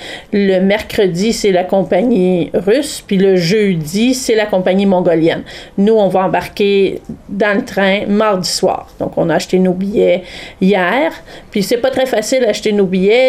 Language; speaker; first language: French; native; French